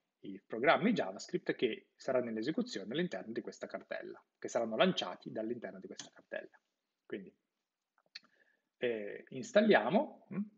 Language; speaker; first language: Italian; native; Italian